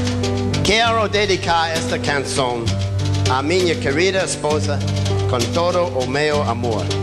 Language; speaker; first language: Spanish; non-native, learner; English